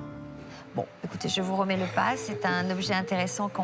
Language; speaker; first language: French; native; French